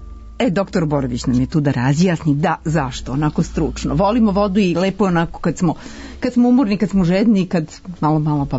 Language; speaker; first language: Serbian; native; Serbian